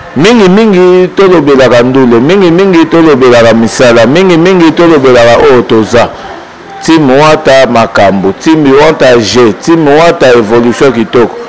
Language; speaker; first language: Lingala; native; Lingala